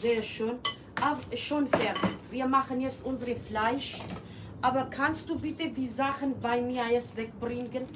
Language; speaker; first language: German; non-native, learner; Kurdish